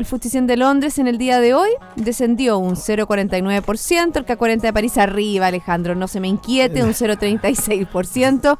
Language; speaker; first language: Spanish; native; Spanish